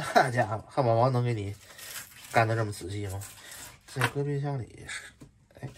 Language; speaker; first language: Chinese; native; Chinese